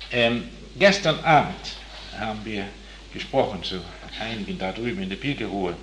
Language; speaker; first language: German; non-native, fluent; English